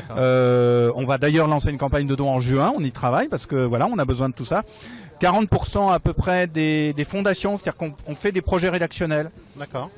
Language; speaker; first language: French; native; French